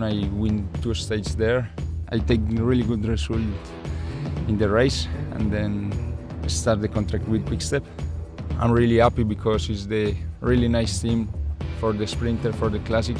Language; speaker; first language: English; non-native, learner; Spanish